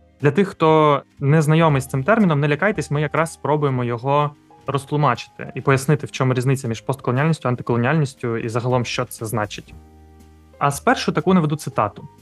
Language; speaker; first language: Ukrainian; native; Ukrainian